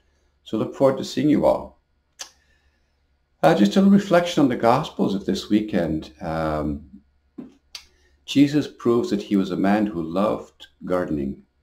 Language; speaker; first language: English; native; English